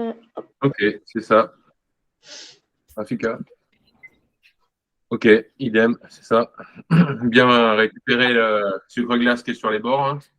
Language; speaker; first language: French; native; French